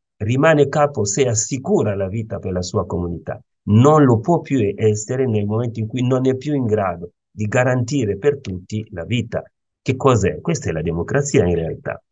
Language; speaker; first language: Italian; non-native, fluent; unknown